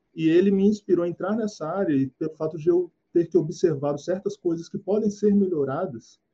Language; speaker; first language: Portuguese; native; Portuguese